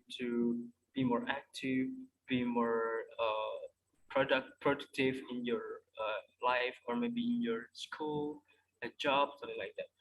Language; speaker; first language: English; non-native, fluent; Indonesian